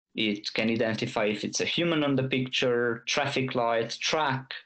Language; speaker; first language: English; non-native, fluent; Hungarian